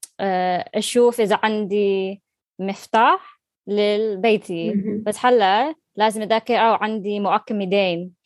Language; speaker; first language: Arabic; non-native, learner; English